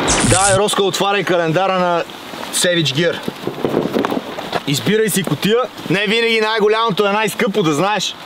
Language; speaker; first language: Bulgarian; native; Bulgarian